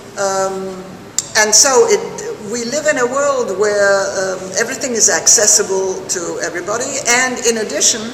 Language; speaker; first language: English; non-native, fluent; French